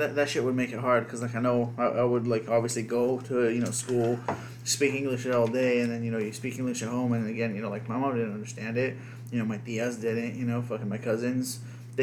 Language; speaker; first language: English; early bilingual, other home language; Spanish